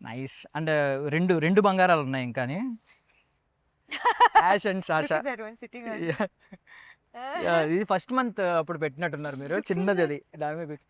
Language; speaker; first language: Telugu; native; Telugu